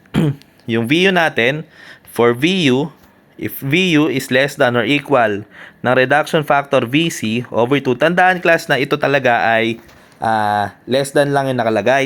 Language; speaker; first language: Filipino; native; Filipino